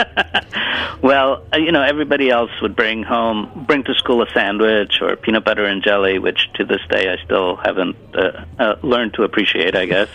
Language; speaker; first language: English; early bilingual, other home language; Italian